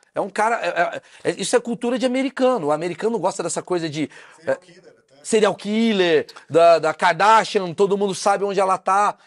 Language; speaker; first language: Portuguese; native; Portuguese